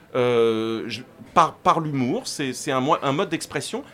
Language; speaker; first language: French; native; French